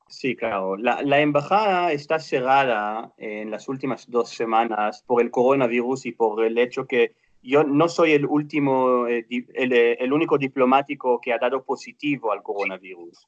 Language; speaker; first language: Spanish; non-native, fluent; Hebrew